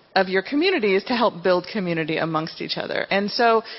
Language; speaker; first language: English; native; English